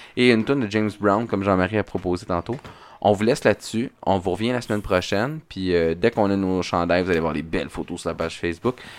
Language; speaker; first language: French; native; French